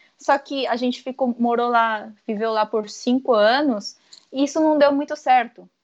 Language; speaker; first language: Portuguese; early bilingual, other home language; Korean